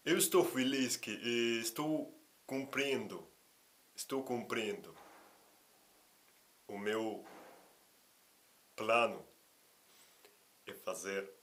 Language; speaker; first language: Portuguese; non-native, fluent; Russian